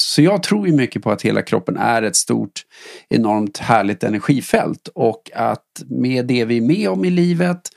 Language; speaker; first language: Swedish; native; Swedish